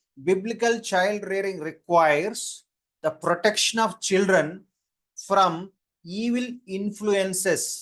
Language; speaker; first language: English; non-native, local second language; Telugu